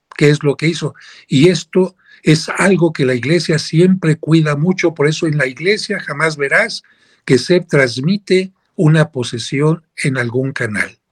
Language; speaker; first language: Spanish; native; Spanish